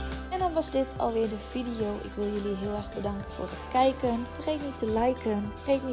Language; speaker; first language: Dutch; native; Dutch